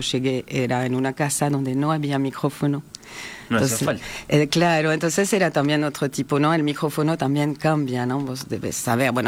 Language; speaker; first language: Spanish; non-native, fluent; French